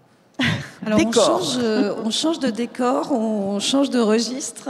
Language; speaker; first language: French; native; French